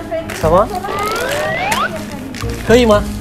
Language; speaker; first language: Chinese; non-native, fluent; Indonesian